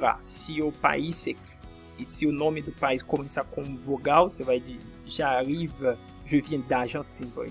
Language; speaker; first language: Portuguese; non-native, fluent; French